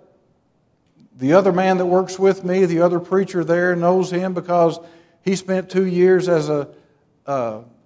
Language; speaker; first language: English; native; English